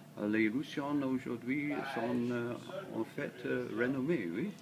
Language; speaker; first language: French; non-native, learner; English